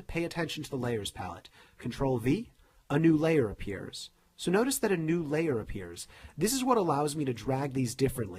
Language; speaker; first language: English; native; English